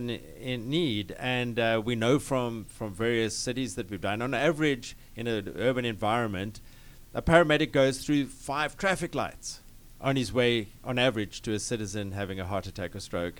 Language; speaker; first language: English; native; English